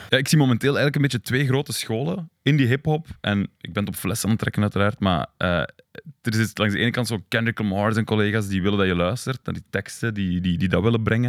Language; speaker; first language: Dutch; native; Dutch